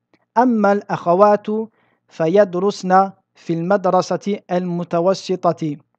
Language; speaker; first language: Arabic; non-native, fluent; French